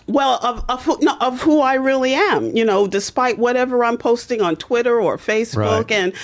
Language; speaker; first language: English; native; English